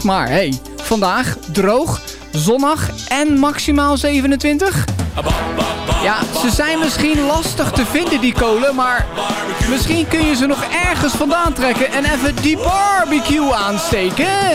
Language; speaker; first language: Dutch; native; Dutch